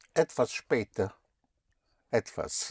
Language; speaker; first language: German; non-native, fluent; English